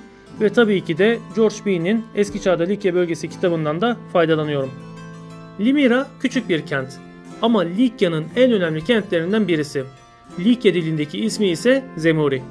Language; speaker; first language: Turkish; native; Turkish